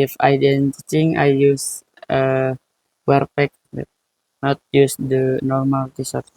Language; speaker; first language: English; non-native, learner; Indonesian